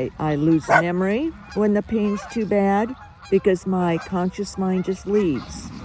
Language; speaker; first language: English; native; English